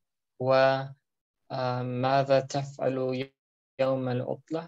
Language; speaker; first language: Arabic; non-native, learner; German